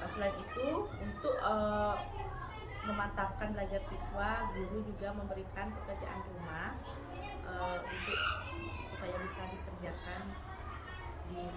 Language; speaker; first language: Indonesian; native; Indonesian